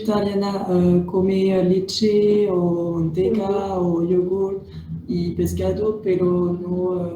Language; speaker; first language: Spanish; non-native, learner; French